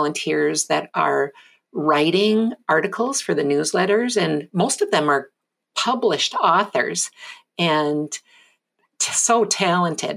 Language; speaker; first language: English; native; English